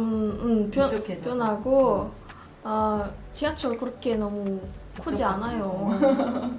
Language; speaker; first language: Korean; non-native, learner; Filipino